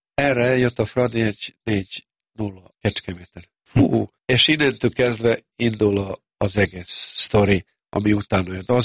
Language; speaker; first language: Hungarian; non-native, fluent; Serbian